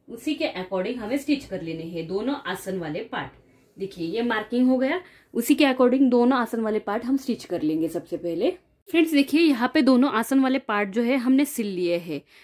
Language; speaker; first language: Hindi; non-native, local second language; Marathi